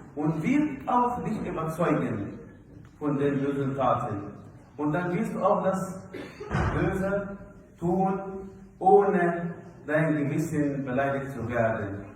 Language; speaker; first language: German; non-native, fluent; Arabic